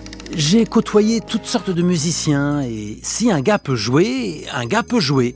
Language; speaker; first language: French; native; French